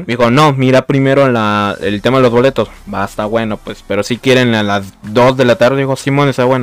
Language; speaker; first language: Spanish; native; Spanish